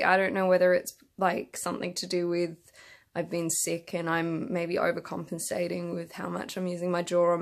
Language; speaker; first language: English; native; English